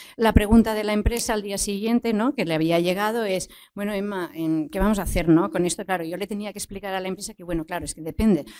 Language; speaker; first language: Spanish; non-native, local second language; Catalan